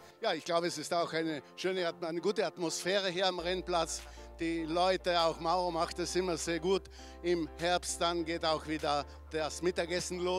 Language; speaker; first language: German; native; German